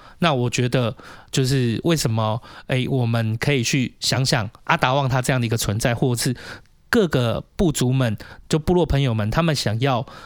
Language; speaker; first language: Chinese; native; Chinese